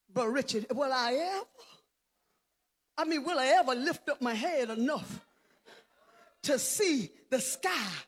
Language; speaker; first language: English; native; English